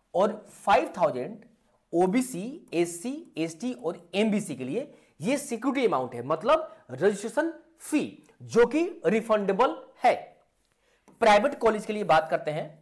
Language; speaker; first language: Hindi; native; Hindi